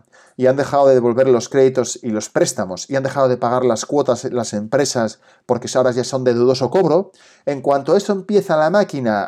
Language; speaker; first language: Spanish; native; Spanish